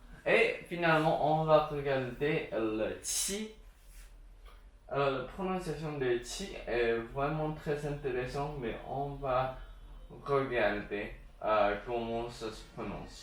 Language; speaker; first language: French; non-native, learner; Chinese